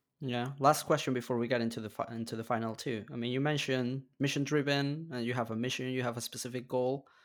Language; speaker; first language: English; non-native, fluent; Spanish